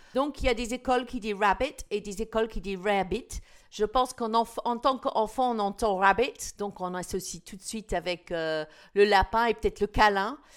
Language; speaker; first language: French; non-native, fluent; English